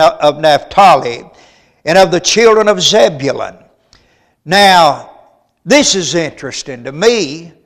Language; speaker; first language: English; native; English